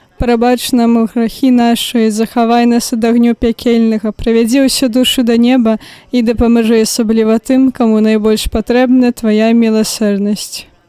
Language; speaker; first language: Belarusian; native; Belarusian